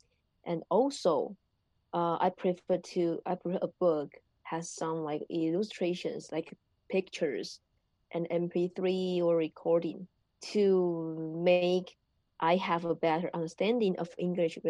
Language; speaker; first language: English; non-native, learner; Chinese